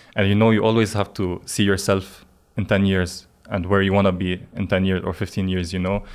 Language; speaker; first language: English; non-native, fluent; Arabic